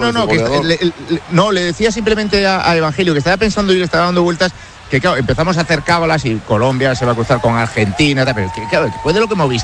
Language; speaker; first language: Spanish; native; Spanish